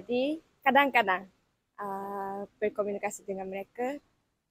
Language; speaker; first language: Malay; non-native, learner; Japanese